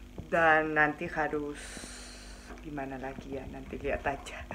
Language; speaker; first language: Indonesian; non-native, fluent; Spanish